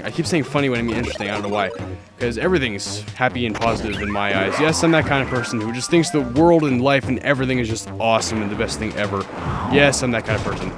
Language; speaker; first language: English; native; English